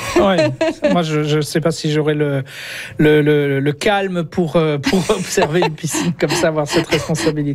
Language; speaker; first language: French; native; French